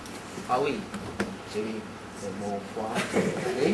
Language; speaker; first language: French; non-native, learner; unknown